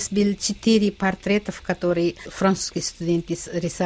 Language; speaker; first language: Russian; non-native, local second language; Uzbek